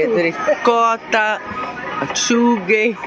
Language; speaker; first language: Italian; non-native, learner; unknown